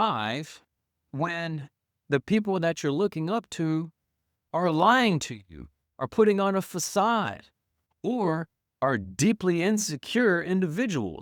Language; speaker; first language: English; native; English